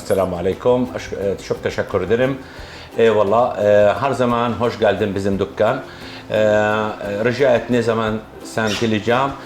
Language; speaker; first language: Turkish; non-native, learner; Arabic